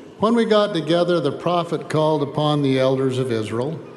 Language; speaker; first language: English; native; English